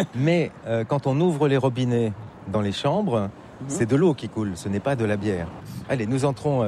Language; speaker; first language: French; native; French